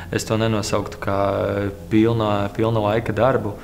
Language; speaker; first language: Latvian; native; Latvian